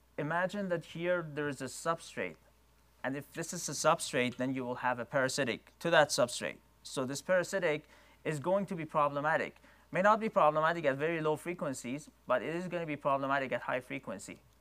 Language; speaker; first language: English; non-native, fluent; Persian